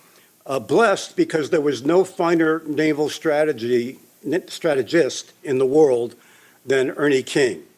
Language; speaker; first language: English; native; English